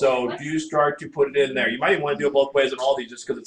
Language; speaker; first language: English; native; English